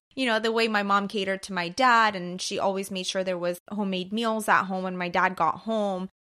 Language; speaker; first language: English; early bilingual, other home language; Persian